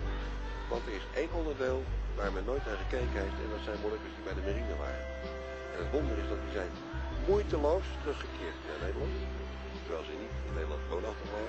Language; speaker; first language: Dutch; native; Dutch